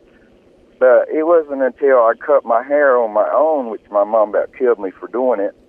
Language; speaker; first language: English; early bilingual, other home language; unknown